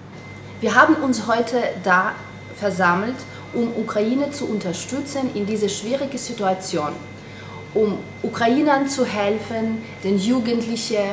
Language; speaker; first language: German; non-native, fluent; Ukrainian